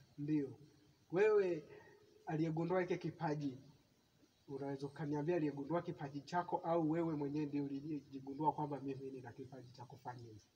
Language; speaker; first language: Swahili; native; Swahili